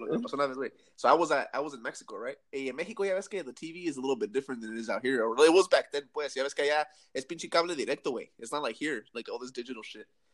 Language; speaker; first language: English; early bilingual, other home language; Spanish